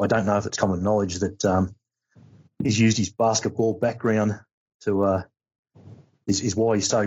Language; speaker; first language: English; native; English